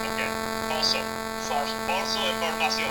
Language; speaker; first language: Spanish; non-native, learner; English